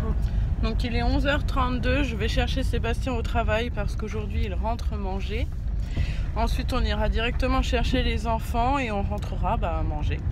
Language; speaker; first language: French; native; French